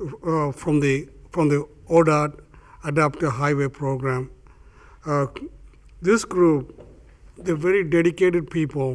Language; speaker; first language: English; non-native, fluent; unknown